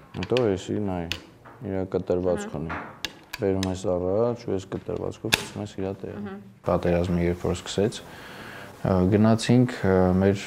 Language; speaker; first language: Armenian; native; Armenian